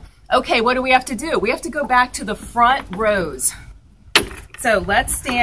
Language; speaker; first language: English; native; English